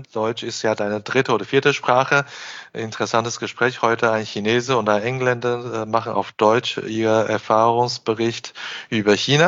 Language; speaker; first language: German; non-native, fluent; Chinese